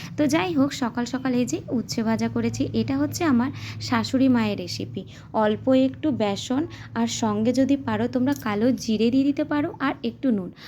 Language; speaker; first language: Bangla; non-native, local second language; Santali